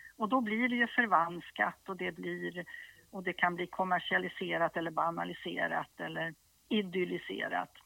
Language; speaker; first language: Swedish; native; Swedish